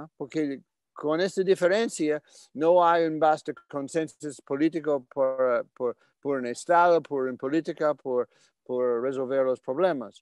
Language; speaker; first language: Spanish; non-native, fluent; English